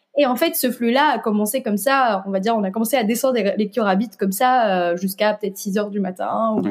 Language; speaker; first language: French; non-native, local second language; Arabic